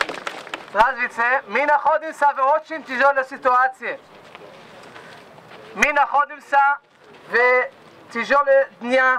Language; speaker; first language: Russian; non-native, learner; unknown